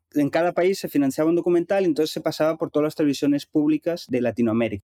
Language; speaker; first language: Spanish; native; Spanish